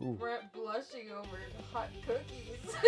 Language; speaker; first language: English; native; English